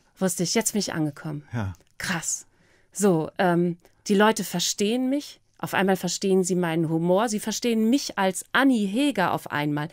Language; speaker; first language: German; native; German